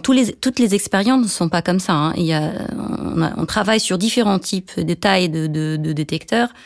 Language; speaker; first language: French; non-native, local second language; Arabic